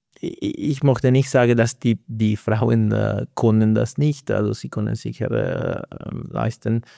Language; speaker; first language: German; non-native, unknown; Italian